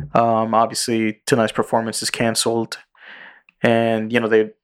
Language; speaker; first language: English; early bilingual, other home language; Spanish